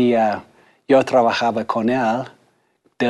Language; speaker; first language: Spanish; non-native, fluent; English